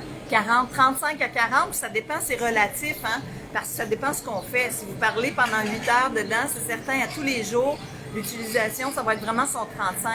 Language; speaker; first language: French; native; French